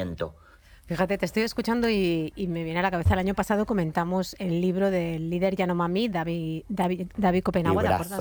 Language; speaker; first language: Spanish; native; Spanish